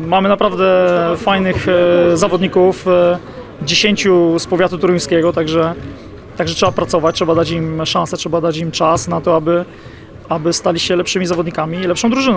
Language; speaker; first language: Polish; native; Polish